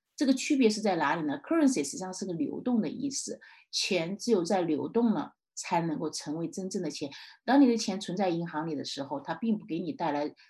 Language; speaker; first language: Chinese; native; Chinese